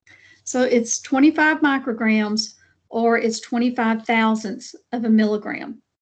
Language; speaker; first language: English; native; English